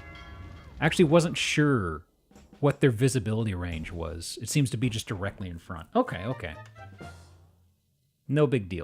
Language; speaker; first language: English; native; English